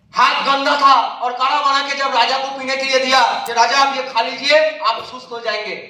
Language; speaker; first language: Hindi; non-native, local second language; Bangla